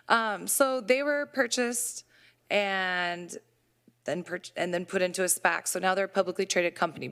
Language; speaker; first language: English; native; English